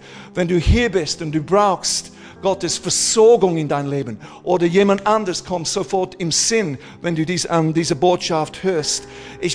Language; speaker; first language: German; non-native, fluent; English